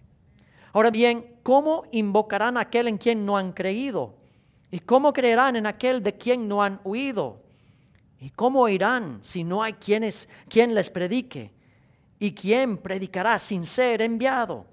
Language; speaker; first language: Spanish; non-native, fluent; English